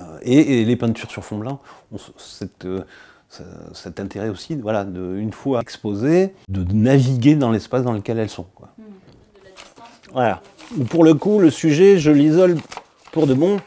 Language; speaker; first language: French; native; French